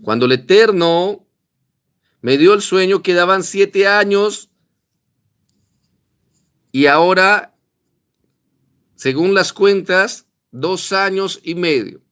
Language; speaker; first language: Spanish; native; Spanish